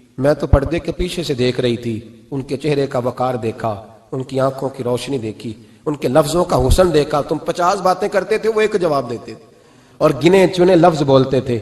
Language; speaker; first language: Urdu; non-native, local second language; Punjabi